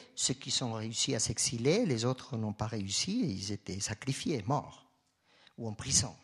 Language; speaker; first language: French; non-native, fluent; Spanish